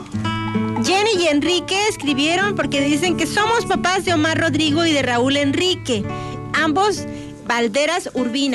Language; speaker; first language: Spanish; native; Spanish